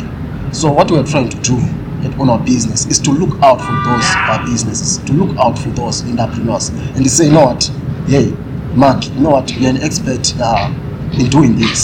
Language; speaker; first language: English; non-native, local second language; Shona